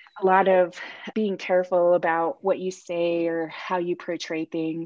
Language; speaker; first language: English; native; English